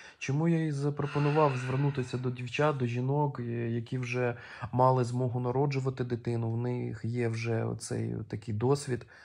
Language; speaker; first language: Ukrainian; non-native, local second language; Russian